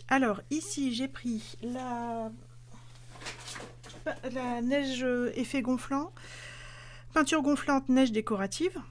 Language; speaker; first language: French; native; French